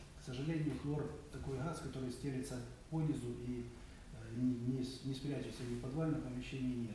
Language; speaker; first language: Russian; native; Russian